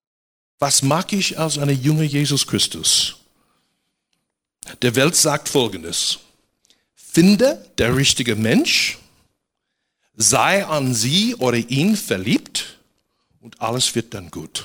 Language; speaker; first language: German; non-native, fluent; English